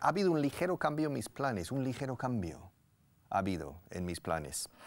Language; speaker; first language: Spanish; non-native, fluent; English